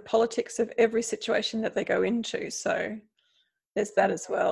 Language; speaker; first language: English; native; English